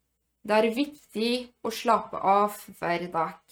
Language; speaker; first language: Norwegian; non-native, fluent; Polish